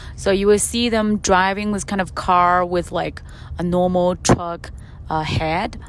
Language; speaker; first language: English; non-native, fluent; Chinese